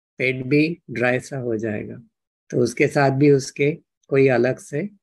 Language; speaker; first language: Hindi; non-native, local second language; Marathi